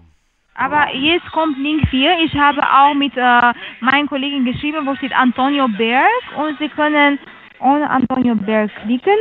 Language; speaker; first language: German; non-native, learner; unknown